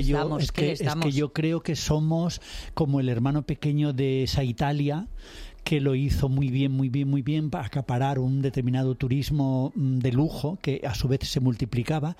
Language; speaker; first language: Spanish; native; Spanish